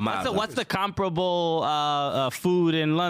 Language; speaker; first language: English; native; English